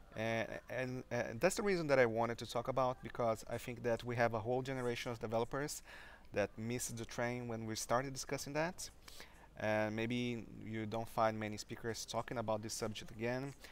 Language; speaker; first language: English; non-native, fluent; Portuguese